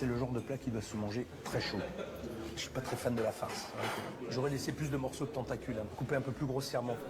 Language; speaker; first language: French; native; French